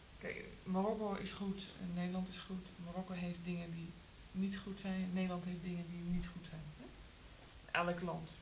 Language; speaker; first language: Dutch; native; Dutch